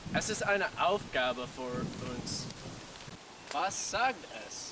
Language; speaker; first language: German; non-native, learner; English